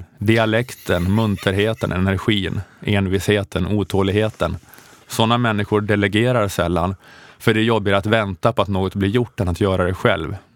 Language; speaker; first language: Swedish; native; Swedish